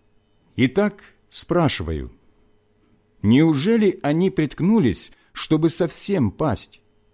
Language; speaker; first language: Russian; native; Russian